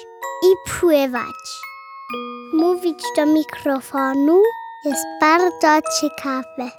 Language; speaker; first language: Polish; early bilingual, heritage; German